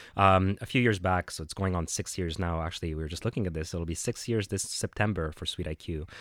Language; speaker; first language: English; non-native, fluent; Arabic